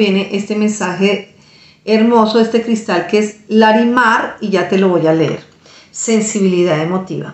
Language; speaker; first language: Spanish; native; Spanish